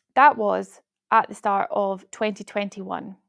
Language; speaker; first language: English; native; English